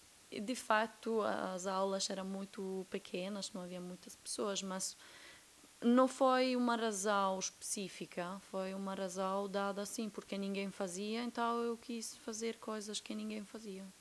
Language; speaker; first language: Portuguese; non-native, fluent; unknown